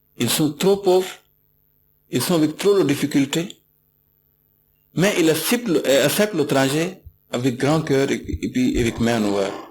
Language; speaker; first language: French; non-native, learner; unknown